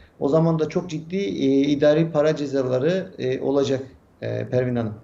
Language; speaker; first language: Turkish; native; Turkish